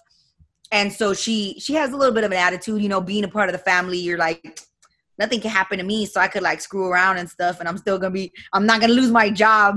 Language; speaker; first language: English; native; English